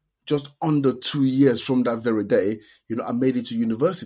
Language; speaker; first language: English; non-native, local second language; Yoruba